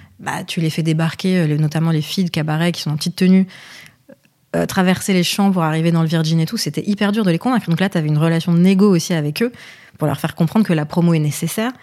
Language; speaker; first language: French; early bilingual, other home language; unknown